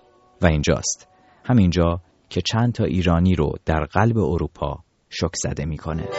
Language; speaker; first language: Persian; native; Persian